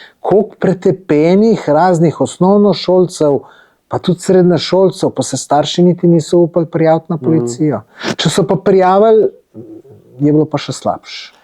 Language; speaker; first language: Slovenian; native; Slovenian